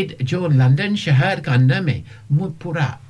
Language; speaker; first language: Hindi; non-native, fluent; English